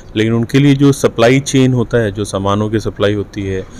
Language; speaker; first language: Hindi; native; Hindi